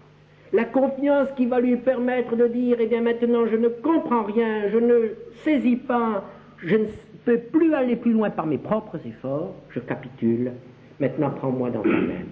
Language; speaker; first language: French; native; French